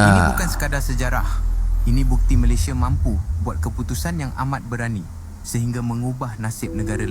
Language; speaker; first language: Malay; native; Malay